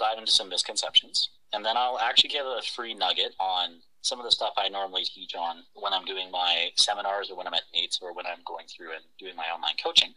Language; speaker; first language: English; native; English